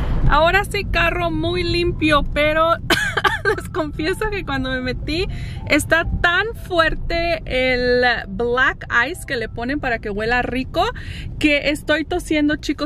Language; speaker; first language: Spanish; early bilingual, heritage; Spanish